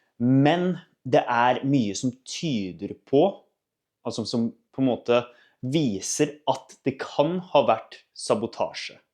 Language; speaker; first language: Norwegian; native; Norwegian